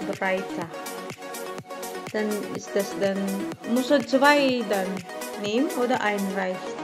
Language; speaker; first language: German; non-native, learner; Filipino